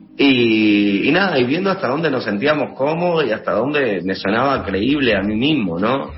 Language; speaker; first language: Spanish; native; Spanish